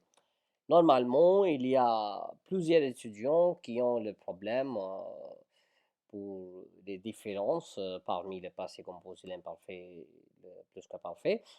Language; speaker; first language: French; non-native, fluent; Hindi